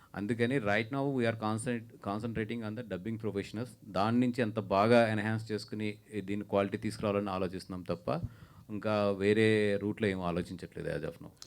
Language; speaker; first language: Telugu; native; Telugu